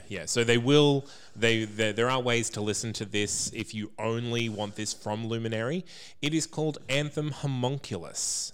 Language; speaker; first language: English; native; English